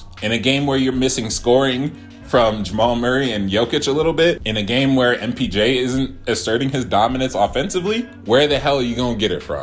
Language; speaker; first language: English; native; English